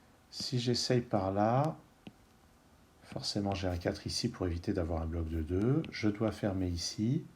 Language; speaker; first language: French; native; French